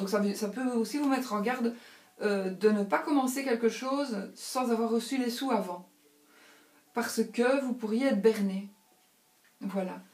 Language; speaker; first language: French; native; French